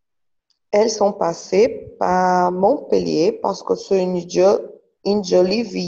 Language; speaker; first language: French; non-native, learner; Portuguese